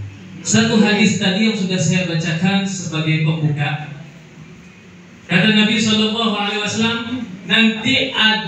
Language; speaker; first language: Indonesian; native; Indonesian